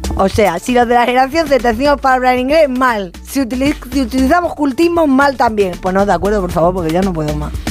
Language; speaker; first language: Spanish; native; Spanish